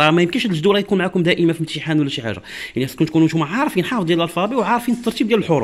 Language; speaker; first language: French; non-native, local second language; Arabic